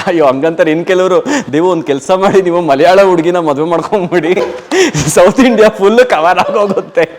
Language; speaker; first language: Kannada; non-native, local second language; Telugu